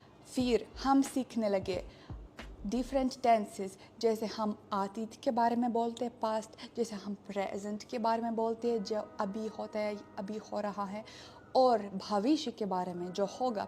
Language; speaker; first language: Hindi; non-native, fluent; Russian